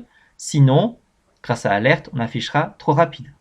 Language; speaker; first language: French; native; French